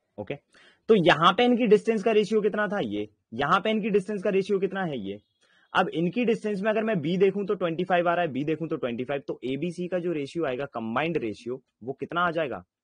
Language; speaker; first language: Hindi; native; Hindi